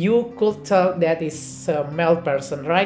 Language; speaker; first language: English; non-native, learner; Indonesian